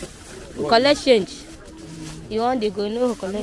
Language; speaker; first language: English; non-native, local second language; Yoruba